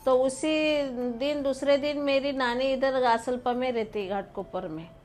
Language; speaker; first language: Hindi; non-native, local second language; Marathi